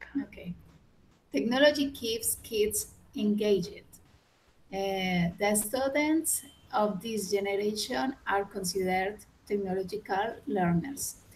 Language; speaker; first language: English; non-native, learner; Spanish